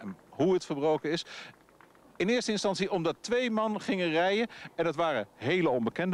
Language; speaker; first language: Dutch; native; Dutch